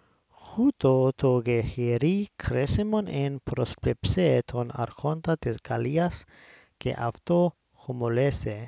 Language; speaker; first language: Greek; non-native, learner; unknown